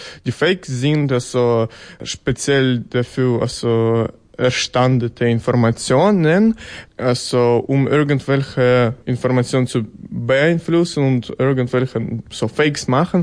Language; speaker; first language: German; non-native, learner; Ukrainian